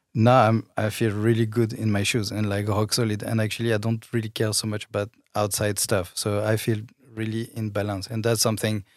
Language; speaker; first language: English; non-native, fluent; French